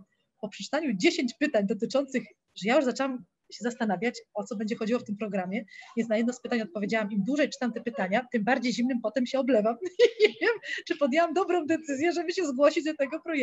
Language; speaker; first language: Polish; native; Polish